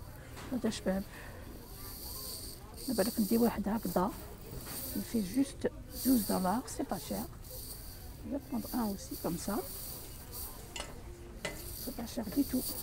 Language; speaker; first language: French; non-native, local second language; Arabic